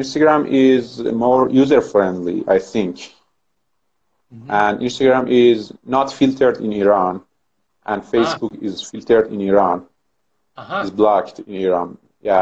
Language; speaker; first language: English; non-native, fluent; Persian